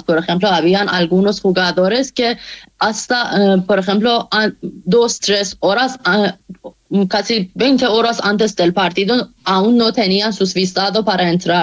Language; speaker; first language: Spanish; non-native, fluent; Persian